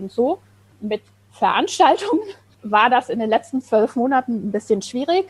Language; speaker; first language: German; native; German